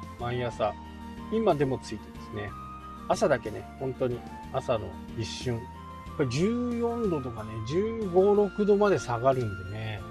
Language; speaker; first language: Japanese; native; Japanese